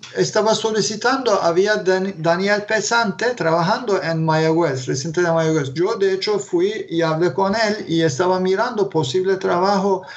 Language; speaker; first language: Spanish; non-native, fluent; Turkish